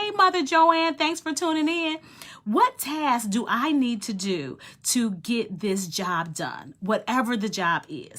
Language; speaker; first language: English; native; English